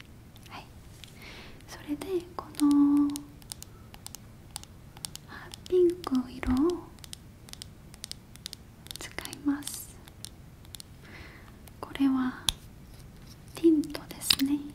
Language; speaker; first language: Japanese; non-native, fluent; Korean